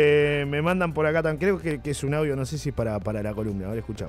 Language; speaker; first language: Spanish; native; Spanish